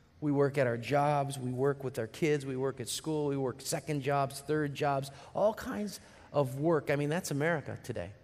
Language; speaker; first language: English; native; English